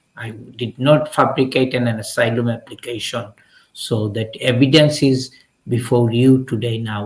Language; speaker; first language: English; non-native, local second language; Bangla